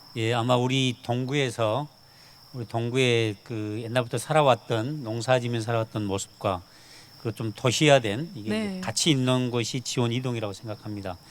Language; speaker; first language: Korean; native; Korean